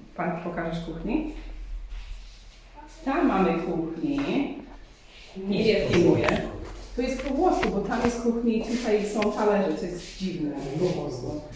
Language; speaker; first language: Polish; non-native, learner; English